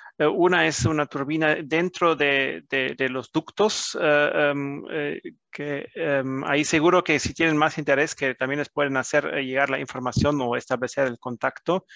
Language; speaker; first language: Spanish; non-native, fluent; German